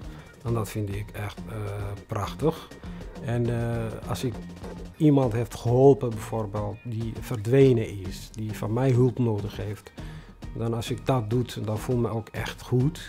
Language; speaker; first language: Dutch; non-native, fluent; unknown